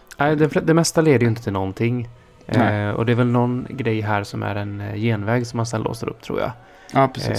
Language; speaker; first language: Swedish; native; Swedish